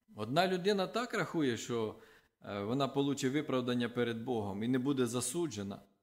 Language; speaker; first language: Ukrainian; non-native, local second language; Russian